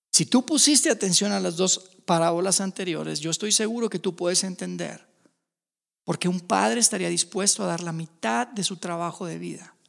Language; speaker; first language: Spanish; native; Spanish